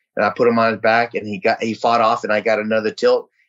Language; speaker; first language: English; early bilingual, other home language; Vietnamese